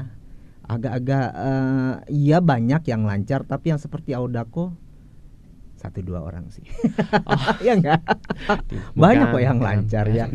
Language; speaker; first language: Indonesian; native; Indonesian